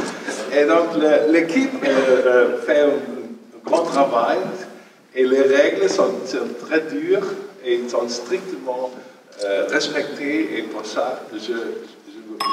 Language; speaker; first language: French; non-native, learner; German